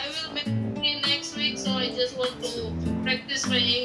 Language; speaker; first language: English; non-native, learner; Indonesian